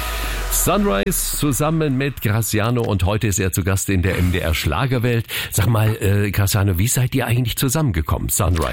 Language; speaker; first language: German; native; German